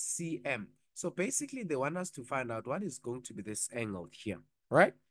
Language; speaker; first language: English; non-native, local second language; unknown